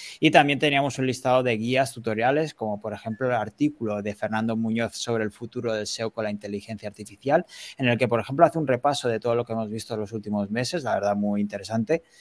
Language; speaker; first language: Spanish; native; Spanish